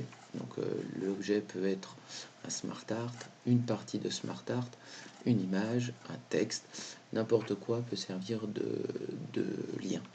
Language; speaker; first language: French; native; French